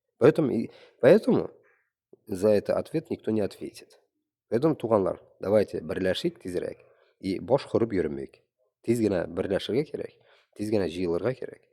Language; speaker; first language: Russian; non-native, local second language; Tatar